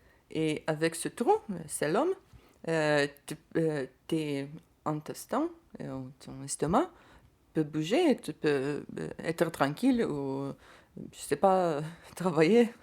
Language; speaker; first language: French; non-native, learner; Lithuanian